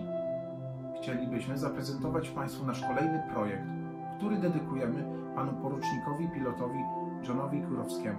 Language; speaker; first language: Polish; native; Polish